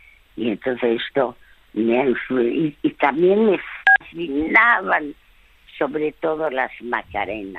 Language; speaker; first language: Spanish; early bilingual, other home language; French